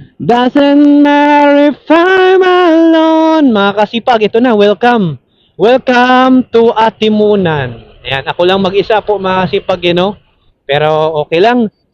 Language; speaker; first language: Filipino; non-native, local second language; Cebuano